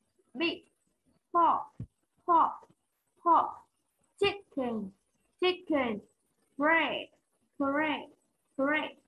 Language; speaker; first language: English; non-native, learner; Vietnamese